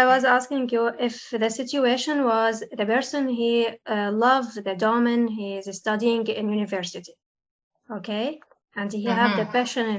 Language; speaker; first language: English; non-native, learner; Arabic